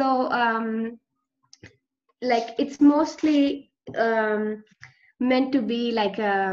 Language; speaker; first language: English; non-native, local second language; Marathi